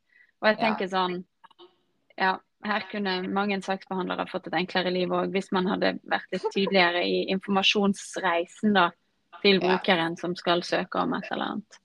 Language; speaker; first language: Norwegian; native; Norwegian